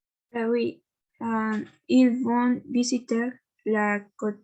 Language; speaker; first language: French; non-native, learner; Spanish